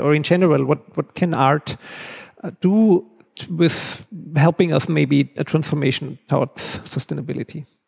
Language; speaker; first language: English; non-native, fluent; German